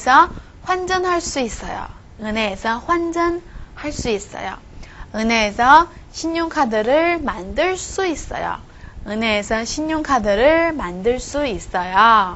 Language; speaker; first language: Korean; non-native, fluent; Chinese